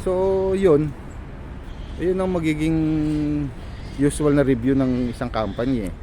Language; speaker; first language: Filipino; native; Filipino